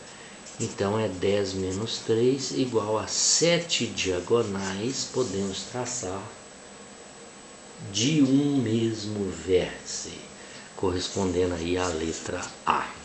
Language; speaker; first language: Portuguese; native; Portuguese